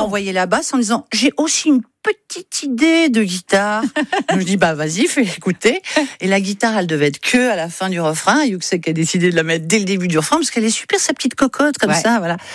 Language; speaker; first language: French; native; French